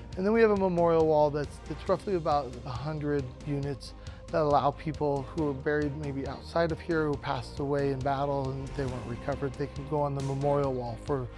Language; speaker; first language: English; native; English